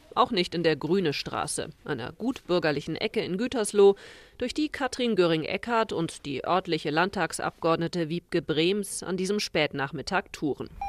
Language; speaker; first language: German; native; German